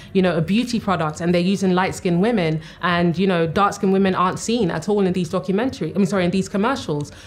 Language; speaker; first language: English; native; English